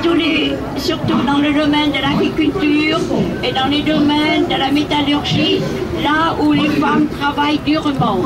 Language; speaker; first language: French; non-native, fluent; Vietnamese